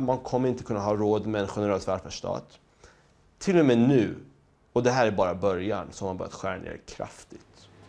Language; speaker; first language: Swedish; early bilingual, other home language; Persian